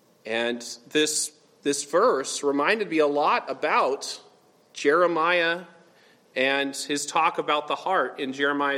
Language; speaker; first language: English; native; English